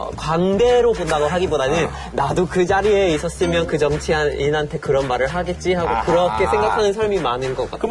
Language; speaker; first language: Korean; non-native, fluent; English